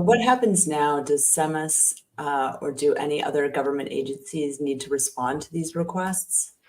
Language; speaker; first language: English; native; English